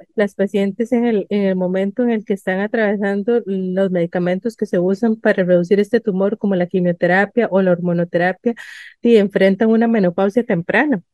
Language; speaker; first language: Spanish; native; Spanish